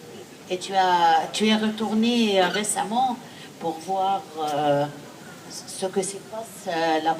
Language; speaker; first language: French; non-native, fluent; Arabic